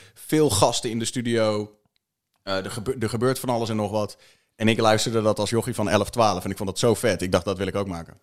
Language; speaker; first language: Dutch; native; Dutch